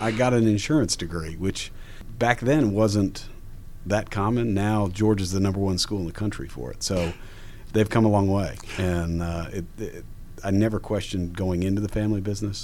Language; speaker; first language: English; native; English